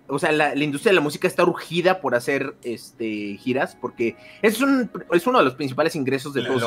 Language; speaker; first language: Spanish; native; Spanish